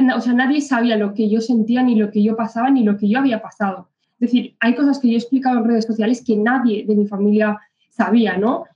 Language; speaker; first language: Spanish; early bilingual, other home language; Arabic